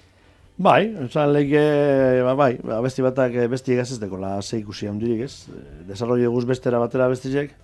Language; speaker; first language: Basque; native; Basque